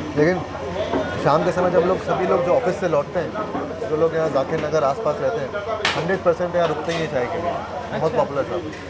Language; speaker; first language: Hindi; native; Hindi